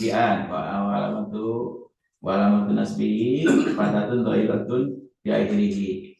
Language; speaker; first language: Arabic; non-native, learner; Indonesian